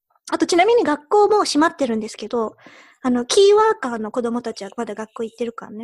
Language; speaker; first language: Japanese; early bilingual, heritage; Japanese